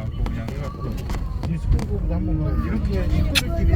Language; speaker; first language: Korean; native; Korean